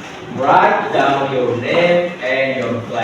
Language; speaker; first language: English; non-native, learner; Indonesian